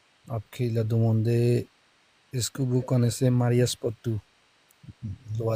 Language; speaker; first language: French; non-native, learner; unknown